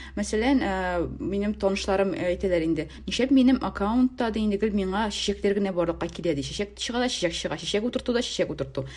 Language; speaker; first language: Tatar; native; Tatar